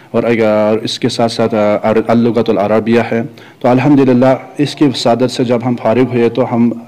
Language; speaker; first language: Urdu; non-native, local second language; Kashmiri